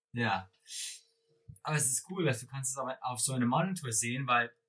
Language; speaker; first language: German; non-native, fluent; English